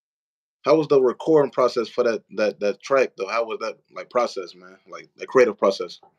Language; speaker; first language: English; native; English